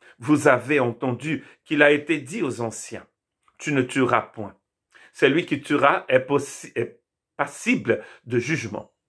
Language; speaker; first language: French; non-native, fluent; Portuguese